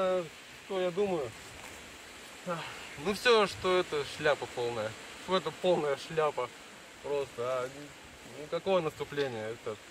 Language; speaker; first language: Russian; native; Russian